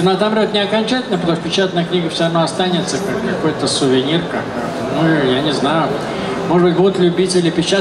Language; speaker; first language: Russian; native; Russian